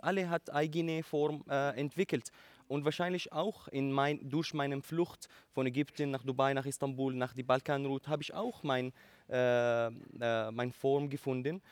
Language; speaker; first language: German; non-native, learner; Arabic